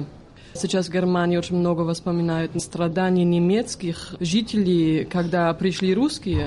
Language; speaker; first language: Russian; non-native, fluent; German